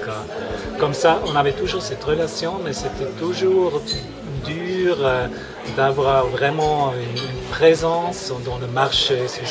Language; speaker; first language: French; non-native, fluent; German